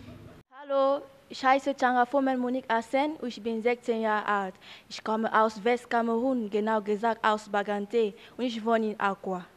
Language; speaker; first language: German; non-native, learner; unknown